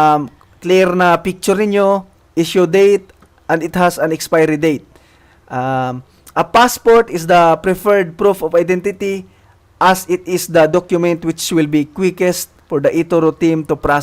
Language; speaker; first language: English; non-native, local second language; Filipino